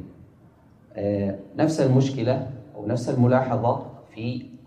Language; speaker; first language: Arabic; native; Arabic